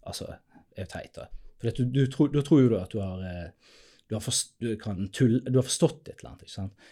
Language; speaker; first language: Norwegian; native; Norwegian